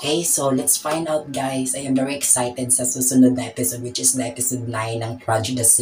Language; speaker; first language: English; non-native, local second language; Filipino